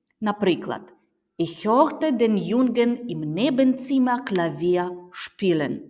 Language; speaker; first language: German; non-native, fluent; Ukrainian